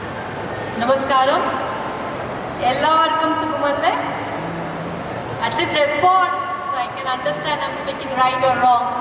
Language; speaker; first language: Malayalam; non-native, learner; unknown